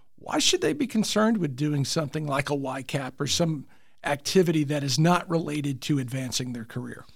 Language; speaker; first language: English; early bilingual, other home language; Italian